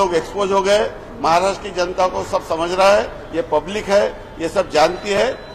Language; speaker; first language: Hindi; non-native, local second language; Marathi